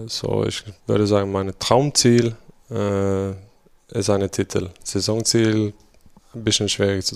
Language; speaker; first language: German; non-native, fluent; Swedish